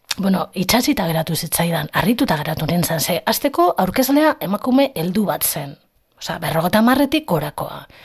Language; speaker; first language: Basque; non-native, local second language; Spanish